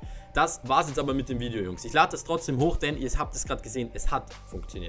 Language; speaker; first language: German; native; German